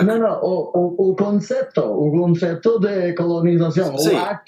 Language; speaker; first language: Portuguese; non-native, learner; Spanish